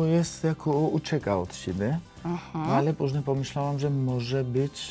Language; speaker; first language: Polish; non-native, learner; Georgian